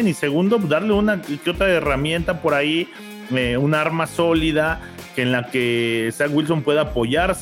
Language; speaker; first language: Spanish; native; Spanish